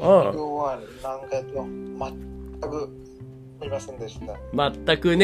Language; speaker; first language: Japanese; non-native, learner; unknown